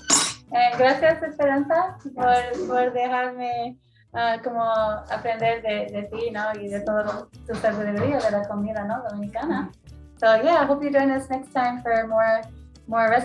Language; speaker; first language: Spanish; early bilingual, heritage; Spanish